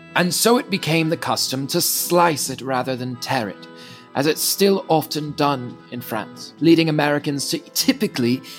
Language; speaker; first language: English; native; English